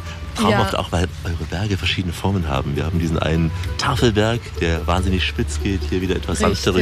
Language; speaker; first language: German; native; German